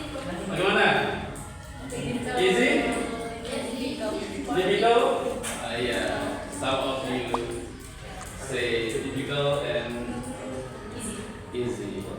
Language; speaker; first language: English; non-native, learner; Indonesian